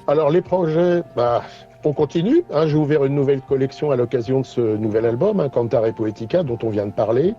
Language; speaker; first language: French; native; French